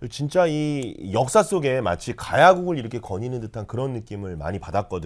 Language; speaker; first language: Korean; native; Korean